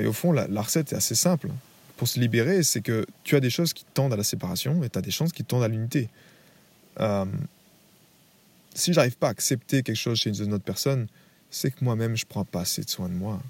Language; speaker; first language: French; native; French